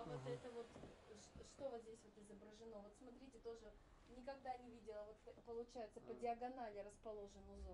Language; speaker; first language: Russian; native; Russian